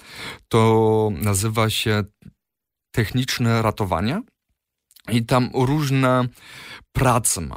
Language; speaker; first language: Polish; early bilingual, heritage; Polish